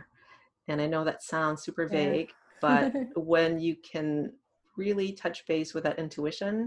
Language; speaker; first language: English; non-native, fluent; Thai